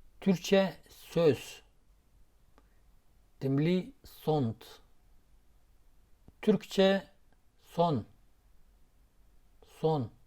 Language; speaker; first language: Turkish; non-native, local second language; Zaza